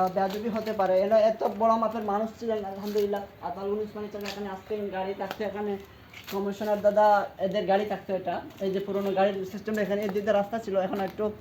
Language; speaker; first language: Bangla; non-native, local second language; Sylheti